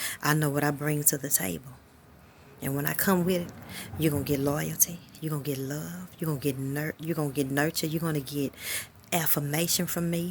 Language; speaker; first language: English; native; English